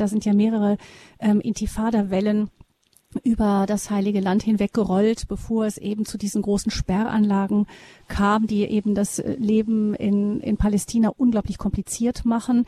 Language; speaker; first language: German; native; German